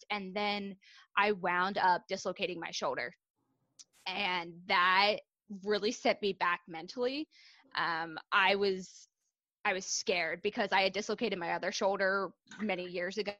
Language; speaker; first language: English; native; English